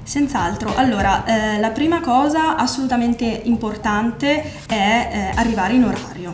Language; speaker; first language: Italian; native; Italian